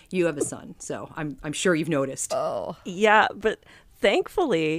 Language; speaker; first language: English; native; English